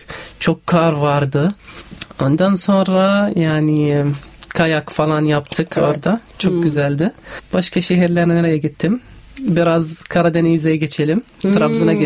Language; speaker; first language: Turkish; non-native, learner; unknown